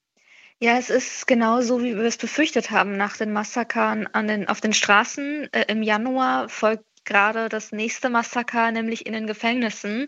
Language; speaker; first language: German; early bilingual, other home language; Persian